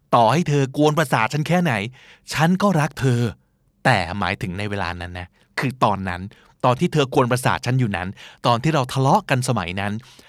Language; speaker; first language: Thai; native; Thai